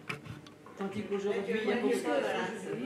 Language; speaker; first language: French; non-native, fluent; Danish